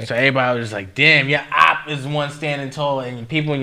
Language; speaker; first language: English; native; English